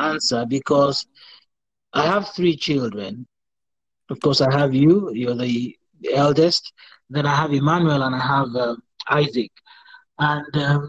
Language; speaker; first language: English; non-native, local second language; Yoruba